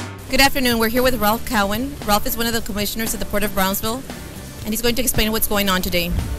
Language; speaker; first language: English; early bilingual, other home language; Spanish